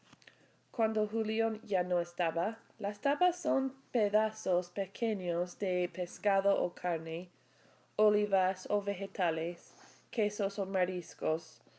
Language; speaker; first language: Spanish; non-native, fluent; English